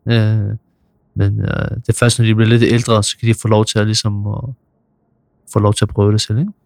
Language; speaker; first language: Danish; early bilingual, other home language; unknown